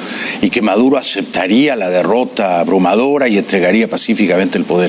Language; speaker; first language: Spanish; native; Spanish